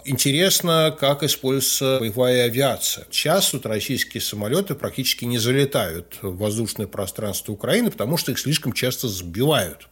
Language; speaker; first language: Russian; native; Russian